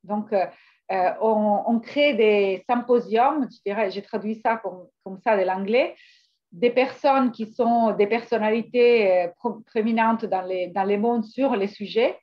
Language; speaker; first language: French; non-native, fluent; Italian